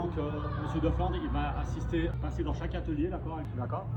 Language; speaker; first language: French; native; French